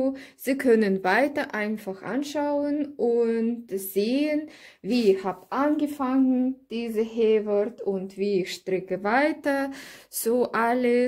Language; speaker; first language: German; non-native, learner; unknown